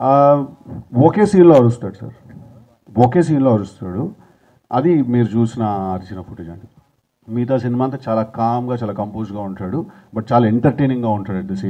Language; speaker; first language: Telugu; native; Telugu